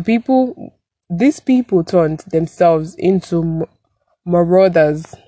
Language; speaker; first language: English; non-native, local second language; Yoruba